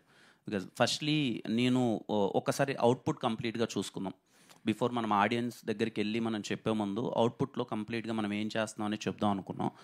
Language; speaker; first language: Telugu; native; Telugu